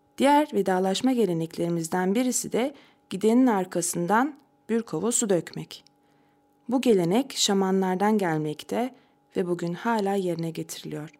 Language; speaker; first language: Turkish; native; Turkish